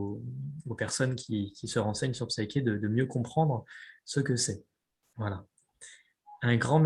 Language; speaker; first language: French; native; French